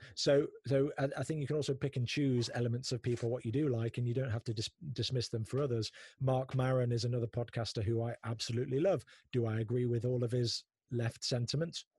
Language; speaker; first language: English; native; English